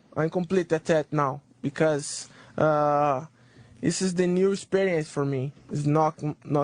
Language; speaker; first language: English; non-native, learner; Portuguese